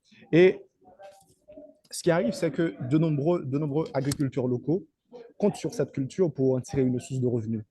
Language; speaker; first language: French; non-native, local second language; Haitian Creole